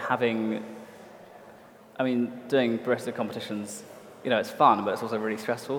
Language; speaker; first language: English; native; English